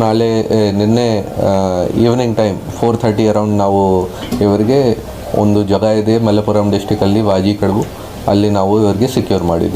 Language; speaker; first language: Kannada; non-native, fluent; Hindi